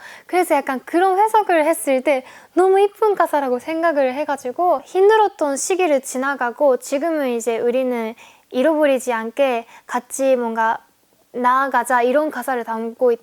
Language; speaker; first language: Korean; non-native, fluent; Japanese